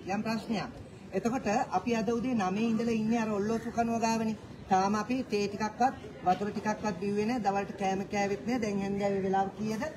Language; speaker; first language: Sinhala; native; Sinhala